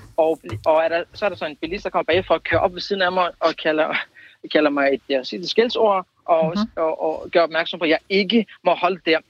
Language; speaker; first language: Danish; early bilingual, other home language; Kurdish